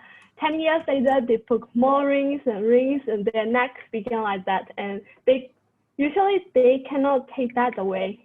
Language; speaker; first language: English; non-native, fluent; Burmese